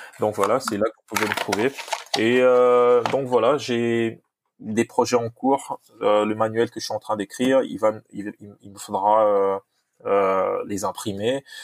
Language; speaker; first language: French; non-native, local second language; Lingala